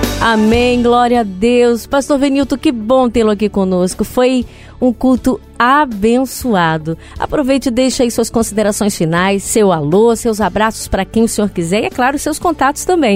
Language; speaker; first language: Portuguese; native; Portuguese